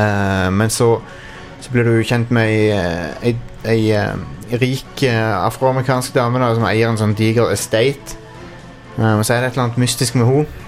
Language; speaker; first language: Norwegian; native; Norwegian